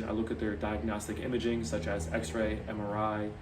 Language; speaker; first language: English; native; English